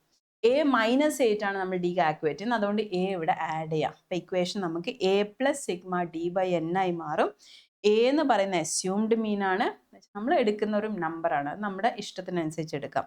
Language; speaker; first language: Malayalam; native; Malayalam